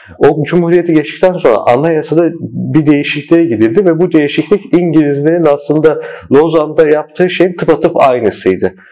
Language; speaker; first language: Turkish; early bilingual, heritage; Turkish